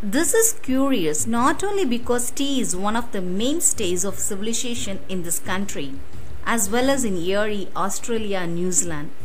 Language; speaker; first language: English; non-native, local second language; Tamil